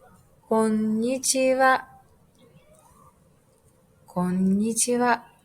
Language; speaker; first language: Japanese; non-native, fluent; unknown